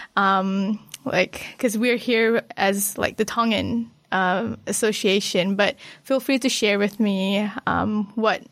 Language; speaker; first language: English; non-native, local second language; Malay